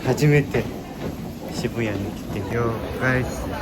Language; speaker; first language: Japanese; non-native, learner; Mongolian